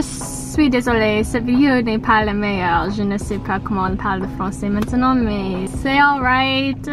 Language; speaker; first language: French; non-native, local second language; English